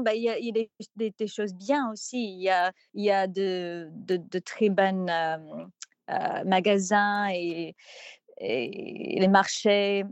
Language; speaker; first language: French; non-native, fluent; English